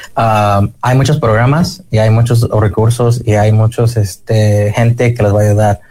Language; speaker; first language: Spanish; early bilingual, other home language; English